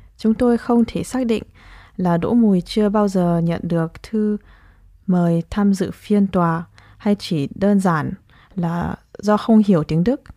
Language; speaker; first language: Vietnamese; early bilingual, heritage; Vietnamese